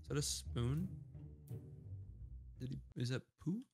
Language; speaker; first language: English; native; English